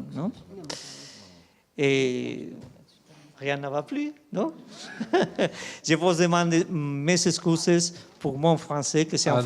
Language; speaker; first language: French; non-native, fluent; Spanish